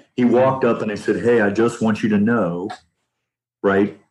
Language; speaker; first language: English; native; English